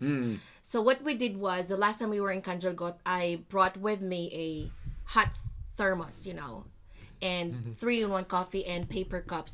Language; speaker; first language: English; non-native, local second language; Filipino